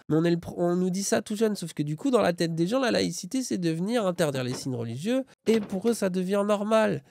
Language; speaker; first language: French; native; French